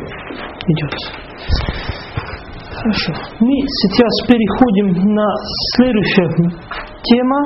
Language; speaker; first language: Russian; non-native, fluent; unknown